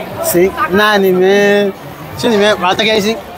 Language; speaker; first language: Chinese; non-native, fluent; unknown